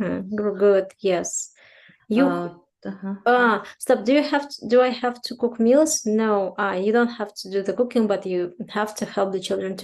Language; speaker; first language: English; non-native, fluent; Russian